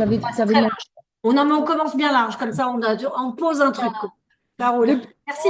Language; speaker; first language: French; native; French